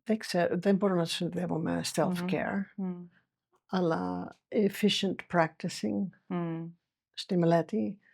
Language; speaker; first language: Greek; non-native, fluent; English